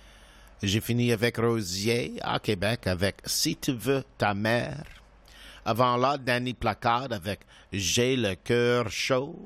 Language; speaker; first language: French; non-native, local second language; English